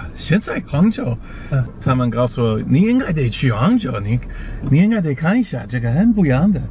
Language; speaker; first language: Chinese; non-native, fluent; English